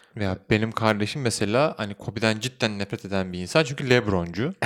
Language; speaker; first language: Turkish; native; Turkish